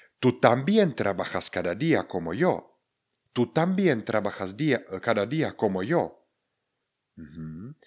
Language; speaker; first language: Spanish; non-native, fluent; Czech